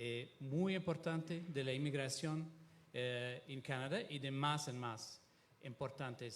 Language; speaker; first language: Spanish; non-native, fluent; Italian